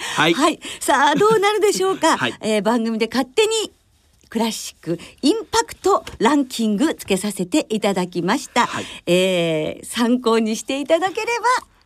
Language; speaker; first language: Japanese; native; Japanese